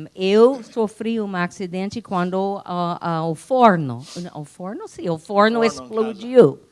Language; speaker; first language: Portuguese; non-native, fluent; English